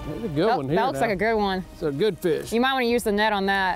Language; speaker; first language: English; native; English